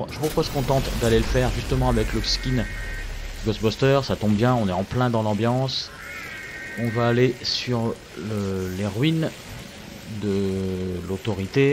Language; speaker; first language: French; native; French